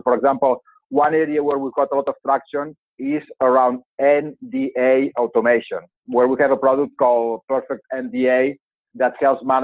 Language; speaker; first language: English; non-native, fluent; Spanish